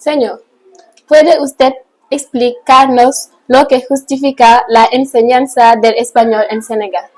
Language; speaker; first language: Spanish; non-native, fluent; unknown